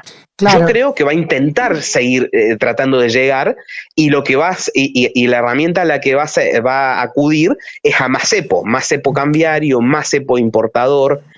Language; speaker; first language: Spanish; native; Spanish